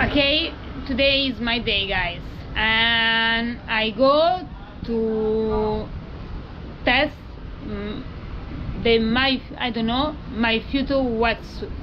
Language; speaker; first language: English; non-native, learner; Spanish